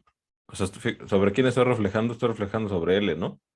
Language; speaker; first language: Spanish; native; Spanish